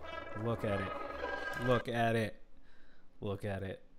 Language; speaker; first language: English; native; English